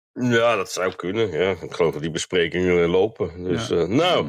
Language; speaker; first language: Dutch; native; Dutch